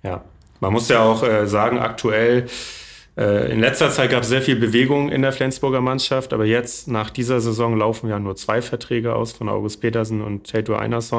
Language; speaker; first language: German; native; German